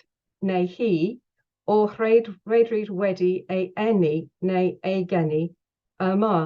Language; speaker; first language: Welsh; non-native, learner; English